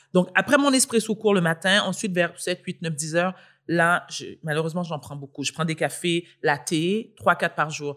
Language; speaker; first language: French; native; French